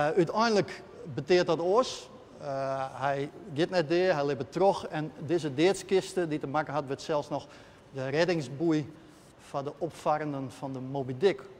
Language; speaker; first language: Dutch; non-native, local second language; Western Frisian